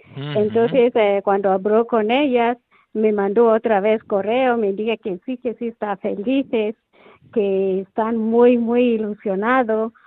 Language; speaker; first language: Spanish; non-native, learner; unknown